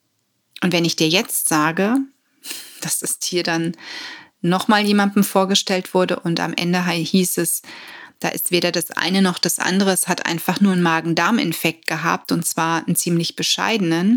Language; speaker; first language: German; native; German